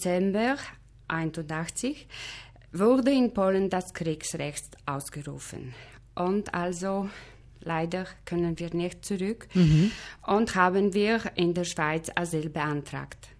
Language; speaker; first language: German; non-native, fluent; Polish